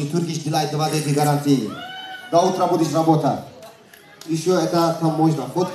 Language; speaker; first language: Russian; non-native, learner; Turkish